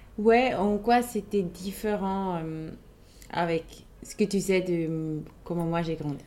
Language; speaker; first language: French; non-native, fluent; German